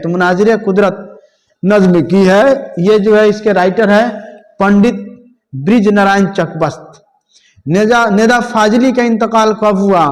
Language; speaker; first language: Hindi; native; Hindi